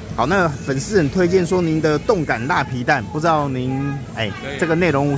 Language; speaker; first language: Chinese; native; Chinese